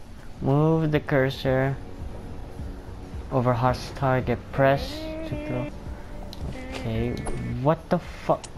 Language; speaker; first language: English; native; English